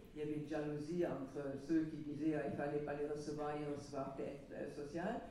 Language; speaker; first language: French; non-native, fluent; German